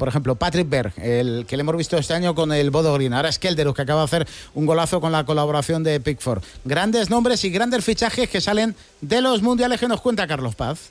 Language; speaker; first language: Spanish; native; Spanish